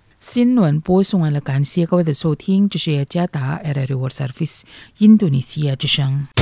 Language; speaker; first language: Chinese; non-native, fluent; Indonesian